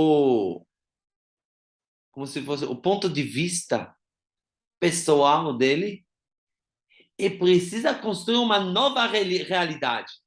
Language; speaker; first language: Portuguese; non-native, fluent; Hebrew